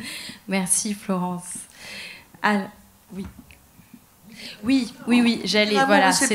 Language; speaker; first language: French; native; French